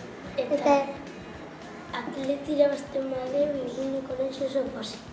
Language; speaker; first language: Basque; non-native, local second language; Spanish